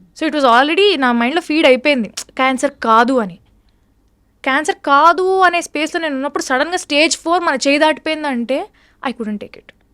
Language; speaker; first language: Telugu; native; Telugu